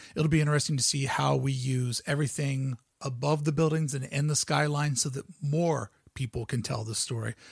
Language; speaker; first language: English; native; English